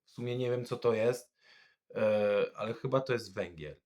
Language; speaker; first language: Polish; non-native, fluent; French